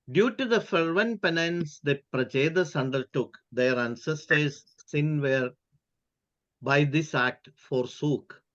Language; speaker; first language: English; non-native, local second language; Malayalam